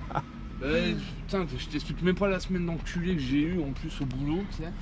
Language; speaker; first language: French; native; French